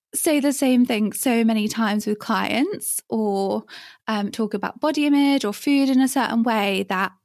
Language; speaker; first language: English; native; English